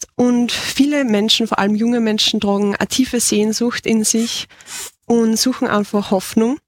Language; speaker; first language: German; native; German